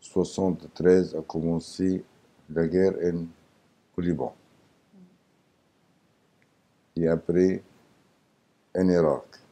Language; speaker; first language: French; non-native, learner; Arabic